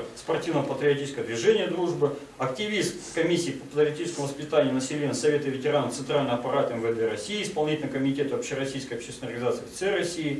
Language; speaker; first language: Russian; native; Russian